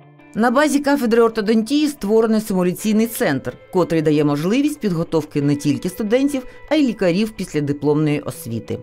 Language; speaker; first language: Ukrainian; native; Ukrainian